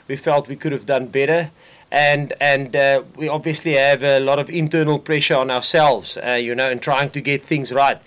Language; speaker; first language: English; non-native, local second language; Afrikaans